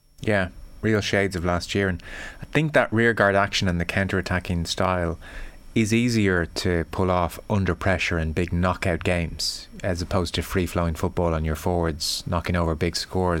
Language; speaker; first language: English; native; English